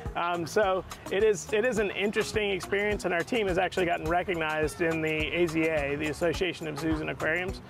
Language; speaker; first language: English; native; English